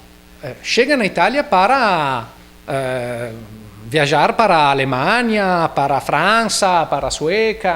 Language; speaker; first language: Portuguese; non-native, learner; Italian